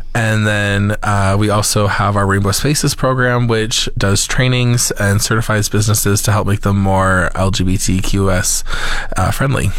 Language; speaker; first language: English; native; English